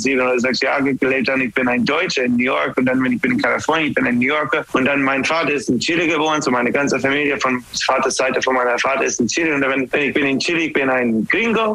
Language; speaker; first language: German; non-native, learner; English